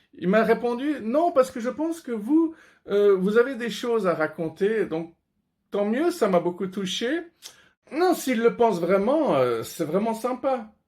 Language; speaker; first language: French; non-native, fluent; Persian